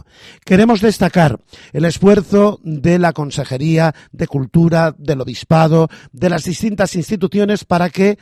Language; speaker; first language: Spanish; native; Spanish